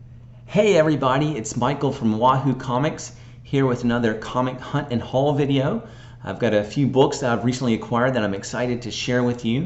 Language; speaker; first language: English; native; English